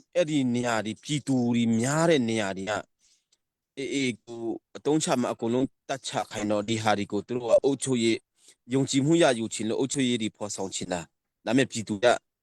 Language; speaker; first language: Burmese; non-native, local second language; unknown